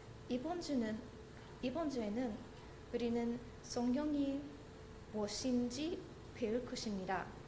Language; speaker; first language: Korean; non-native, learner; English